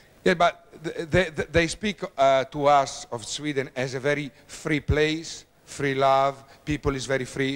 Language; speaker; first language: English; non-native, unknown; Italian